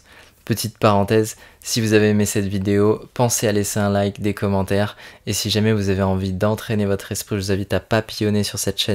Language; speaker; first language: French; native; French